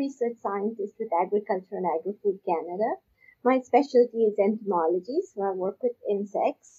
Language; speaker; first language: English; non-native, local second language; Urdu